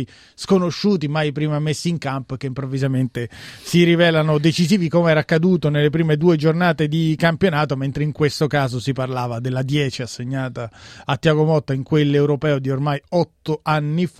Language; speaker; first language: Italian; native; Italian